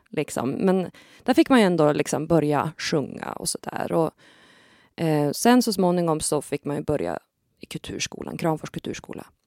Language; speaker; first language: Swedish; native; Swedish